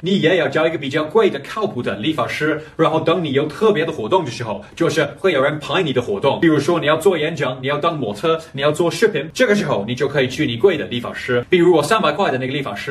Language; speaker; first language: Chinese; non-native, fluent; English